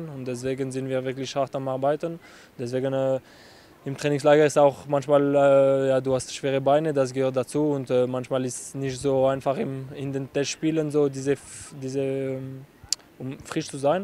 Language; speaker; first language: German; non-native, local second language; French